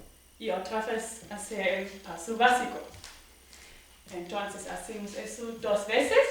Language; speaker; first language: Spanish; non-native, fluent; German